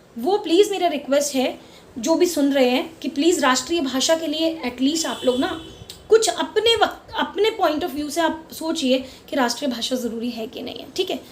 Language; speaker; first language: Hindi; non-native, local second language; Marwari